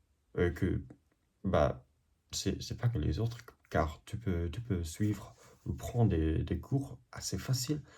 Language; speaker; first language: French; non-native, learner; English